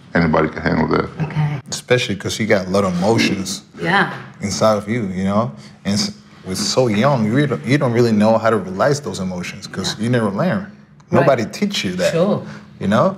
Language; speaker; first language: English; non-native, fluent; Spanish